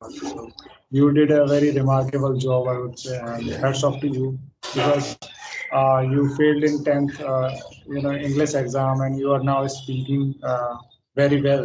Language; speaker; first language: English; non-native, fluent; Hindi